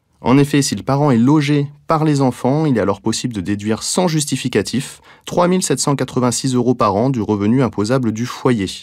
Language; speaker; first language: French; native; French